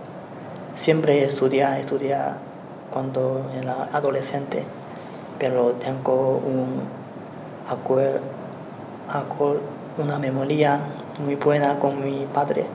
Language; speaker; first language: Spanish; non-native, learner; Chinese